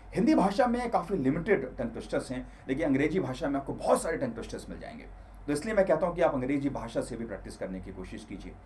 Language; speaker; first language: Hindi; native; Hindi